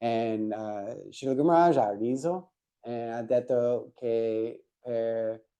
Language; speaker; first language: Italian; non-native, fluent; English